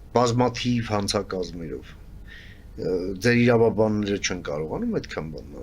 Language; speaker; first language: Armenian; native; Armenian